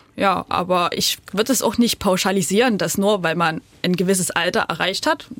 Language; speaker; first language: German; native; German